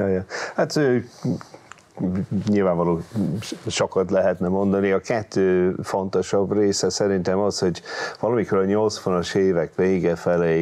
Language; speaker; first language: Hungarian; non-native, fluent; English